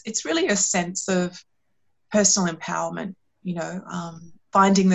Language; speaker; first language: English; native; English